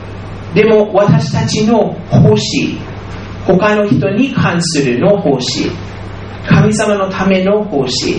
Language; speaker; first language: Japanese; non-native, fluent; English